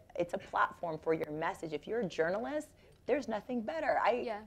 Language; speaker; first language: English; native; English